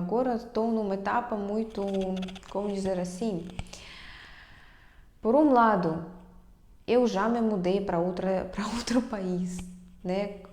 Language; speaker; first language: Portuguese; non-native, fluent; Russian